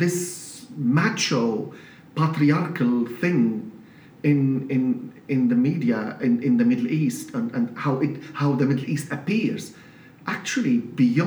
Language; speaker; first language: English; non-native, fluent; Arabic